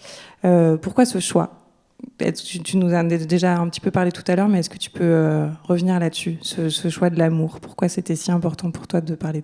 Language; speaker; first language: French; native; French